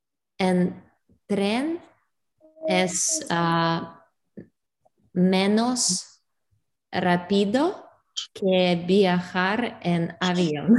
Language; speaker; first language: Spanish; non-native, learner; English